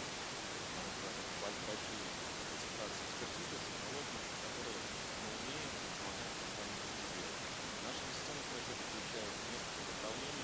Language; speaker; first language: Russian; native; Russian